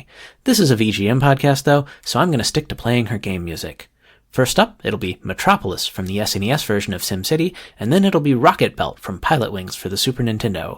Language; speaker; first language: English; native; English